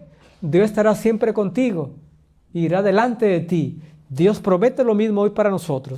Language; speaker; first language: Spanish; native; Spanish